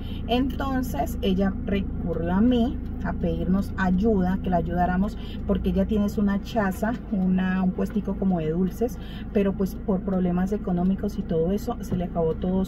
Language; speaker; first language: Spanish; native; Spanish